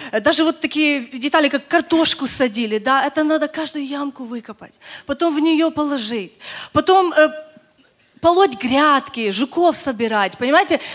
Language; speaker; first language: Russian; early bilingual, other home language; Ukrainian